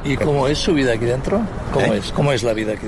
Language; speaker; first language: Spanish; native; Spanish